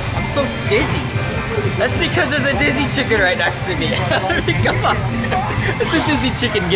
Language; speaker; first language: English; native; English